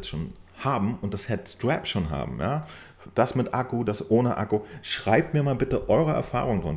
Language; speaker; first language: German; native; German